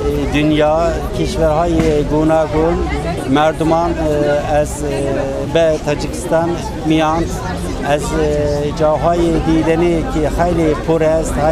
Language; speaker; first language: Persian; non-native, fluent; Turkish